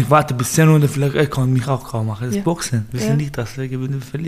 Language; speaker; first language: German; non-native, learner; Baluchi